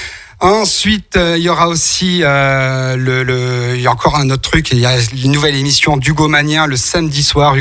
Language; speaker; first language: French; native; French